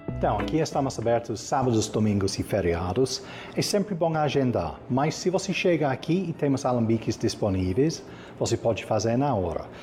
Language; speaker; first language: Portuguese; non-native, fluent; English